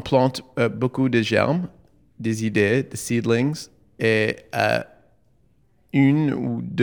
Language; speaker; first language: French; non-native, learner; English